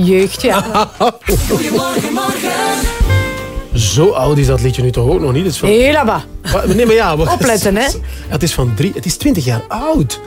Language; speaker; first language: Dutch; native; Dutch